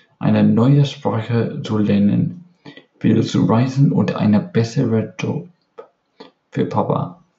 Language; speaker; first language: German; non-native, learner; English